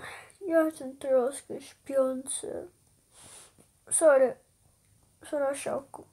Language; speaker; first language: Polish; early bilingual, heritage; Polish